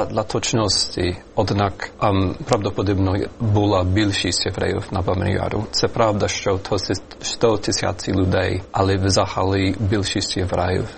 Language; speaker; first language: Ukrainian; non-native, fluent; English